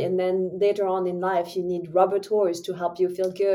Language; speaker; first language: English; non-native, fluent; French